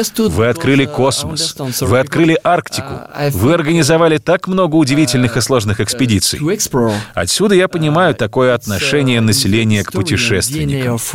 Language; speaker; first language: Russian; non-native, learner; French